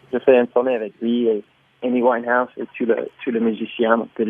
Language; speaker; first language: French; non-native, learner; English